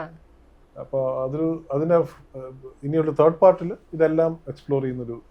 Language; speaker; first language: Malayalam; native; Malayalam